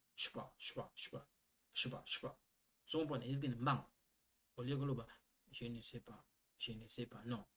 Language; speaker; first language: French; non-native, local second language; Lingala